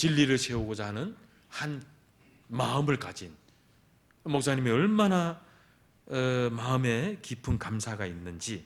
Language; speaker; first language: Korean; early bilingual, heritage; Korean